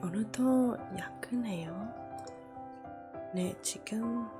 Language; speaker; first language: Korean; non-native, learner; English